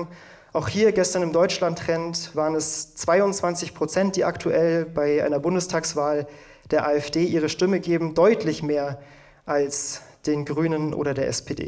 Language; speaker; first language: German; native; German